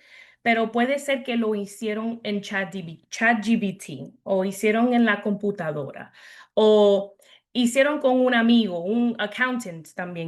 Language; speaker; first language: Spanish; early bilingual, heritage; English